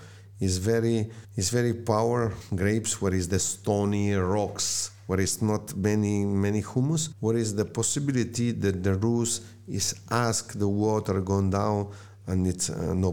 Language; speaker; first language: English; non-native, learner; Slovenian